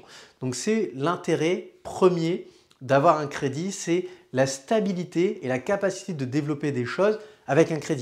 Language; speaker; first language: French; native; French